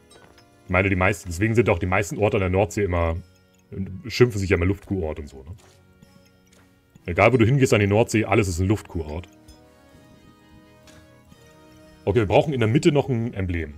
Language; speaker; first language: German; native; German